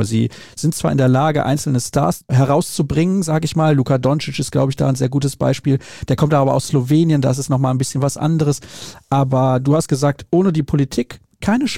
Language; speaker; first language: German; native; German